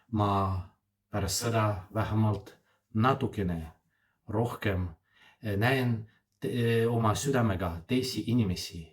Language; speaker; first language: Estonian; non-native, fluent; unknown